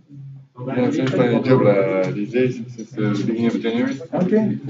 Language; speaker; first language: English; non-native, fluent; Spanish